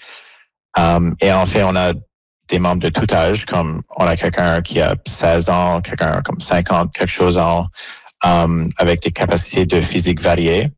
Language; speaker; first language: French; native; French